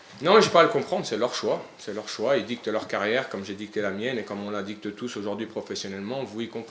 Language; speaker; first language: French; native; French